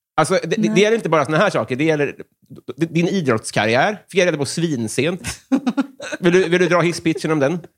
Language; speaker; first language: Swedish; native; Swedish